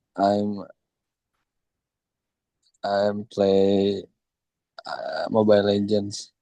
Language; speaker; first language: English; non-native, learner; Indonesian